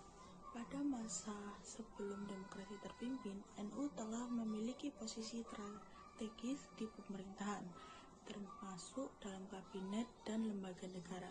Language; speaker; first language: Indonesian; native; Indonesian